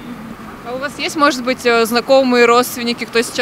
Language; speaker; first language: Russian; native; Russian